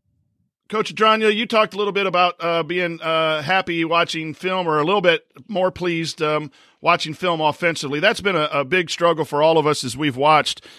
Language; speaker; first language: English; native; English